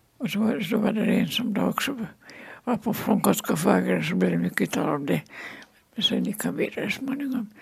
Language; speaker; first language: Swedish; native; Swedish